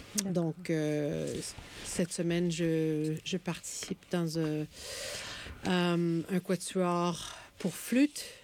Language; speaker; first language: French; native; French